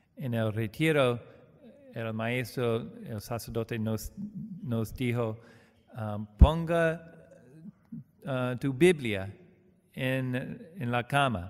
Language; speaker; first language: Spanish; non-native, learner; English